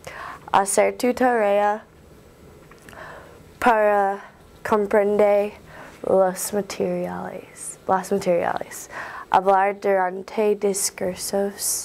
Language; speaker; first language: Spanish; non-native, learner; English